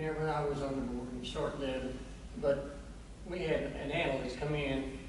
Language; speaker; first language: English; native; English